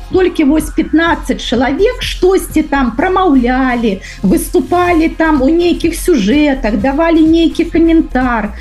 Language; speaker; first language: Belarusian; non-native, local second language; Russian